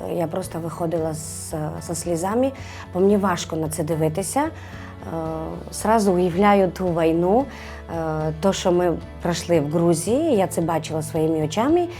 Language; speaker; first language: Ukrainian; non-native, fluent; Georgian